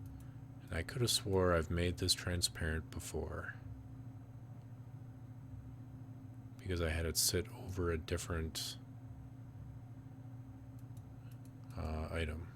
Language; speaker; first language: English; native; English